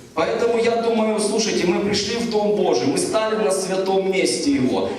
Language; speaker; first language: Russian; native; Russian